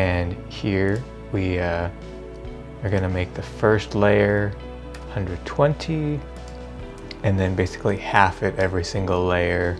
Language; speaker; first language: English; native; English